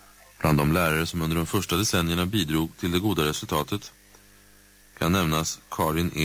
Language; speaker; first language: Swedish; native; Swedish